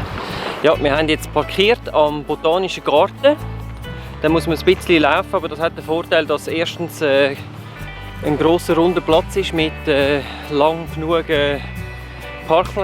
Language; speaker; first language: German; native; German